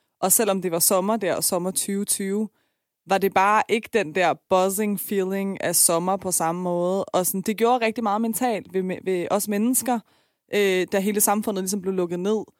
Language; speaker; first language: Danish; early bilingual, other home language; Persian